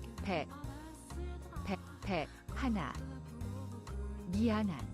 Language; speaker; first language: Korean; non-native, learner; English